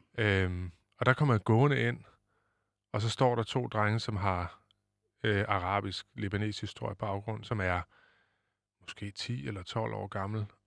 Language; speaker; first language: Danish; native; Danish